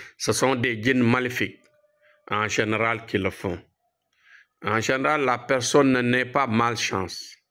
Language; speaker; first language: French; non-native, local second language; Fula